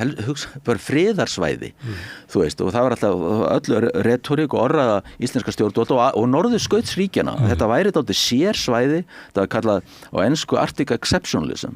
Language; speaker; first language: Icelandic; native; Icelandic